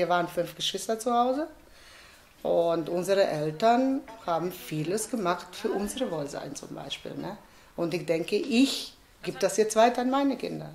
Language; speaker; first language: German; non-native, fluent; Bosnian